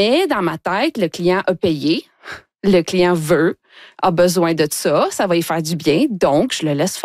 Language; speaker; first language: French; native; French